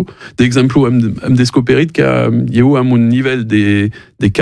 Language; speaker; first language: Romanian; non-native, learner; French